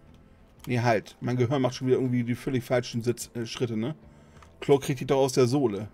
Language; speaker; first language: German; native; German